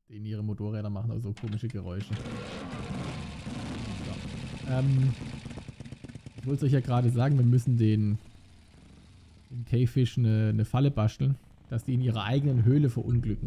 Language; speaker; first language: German; native; German